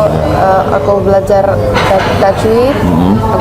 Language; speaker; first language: Indonesian; non-native, fluent; Finnish